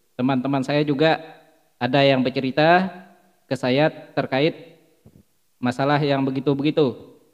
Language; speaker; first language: Indonesian; non-native, local second language; Iban